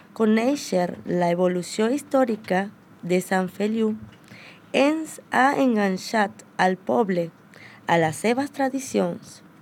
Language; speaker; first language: Catalan; non-native, learner; Spanish